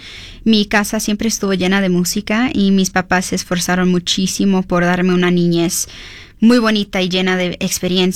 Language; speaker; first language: Spanish; early bilingual, heritage; Spanish